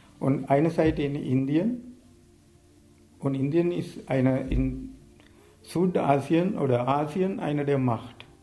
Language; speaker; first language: German; non-native, learner; Sinhala